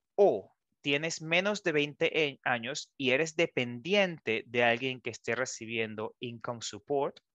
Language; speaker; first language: Spanish; native; Spanish